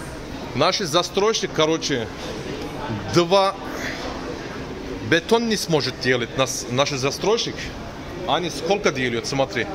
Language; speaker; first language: Russian; non-native, learner; Turkish